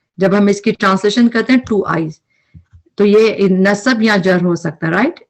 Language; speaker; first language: Urdu; native; Urdu